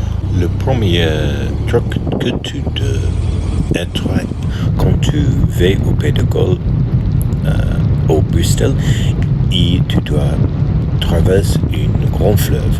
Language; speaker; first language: French; non-native, learner; English